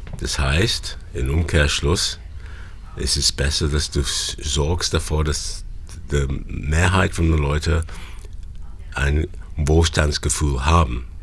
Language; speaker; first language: German; non-native, fluent; English